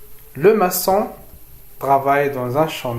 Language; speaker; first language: French; non-native, fluent; Arabic